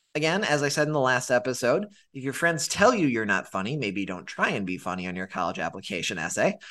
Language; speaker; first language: English; native; English